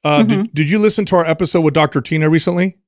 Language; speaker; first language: English; native; English